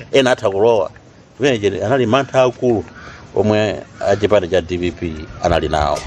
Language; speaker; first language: Nyanja; native; Nyanja